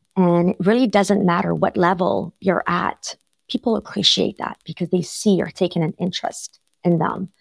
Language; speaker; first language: English; non-native, fluent; French